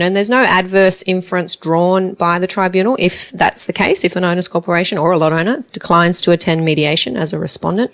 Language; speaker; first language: English; native; English